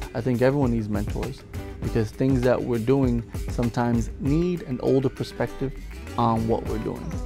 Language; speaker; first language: English; early bilingual, other home language; Spanish